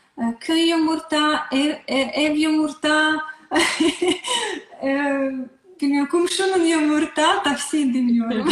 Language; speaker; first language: Turkish; non-native, learner; Russian